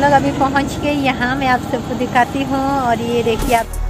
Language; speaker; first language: Hindi; non-native, local second language; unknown